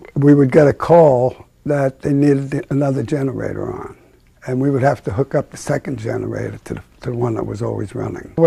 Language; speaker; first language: English; native; English